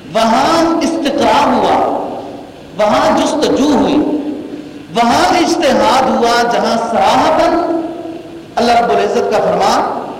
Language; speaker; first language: Urdu; native; Urdu